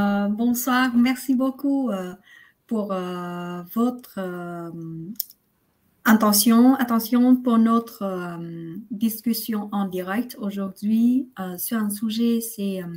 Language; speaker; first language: French; non-native, fluent; Vietnamese